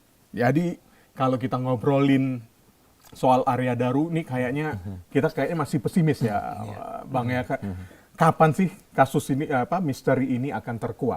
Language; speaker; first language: Indonesian; native; Indonesian